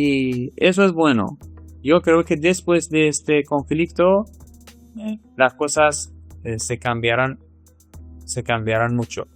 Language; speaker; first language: Spanish; non-native, fluent; Persian